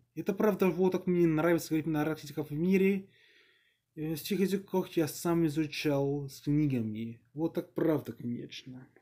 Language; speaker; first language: Russian; non-native, learner; English